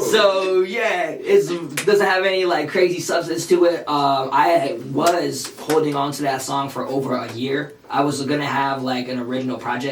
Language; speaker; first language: English; early bilingual, other home language; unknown